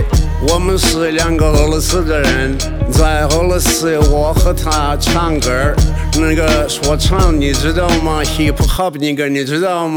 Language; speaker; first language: Chinese; non-native, learner; Russian